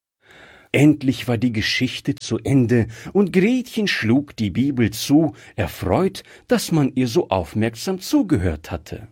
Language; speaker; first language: German; native; German